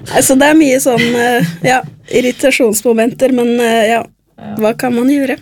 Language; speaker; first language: Norwegian; native; Norwegian